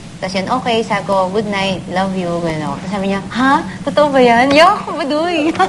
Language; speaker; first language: Filipino; native; Filipino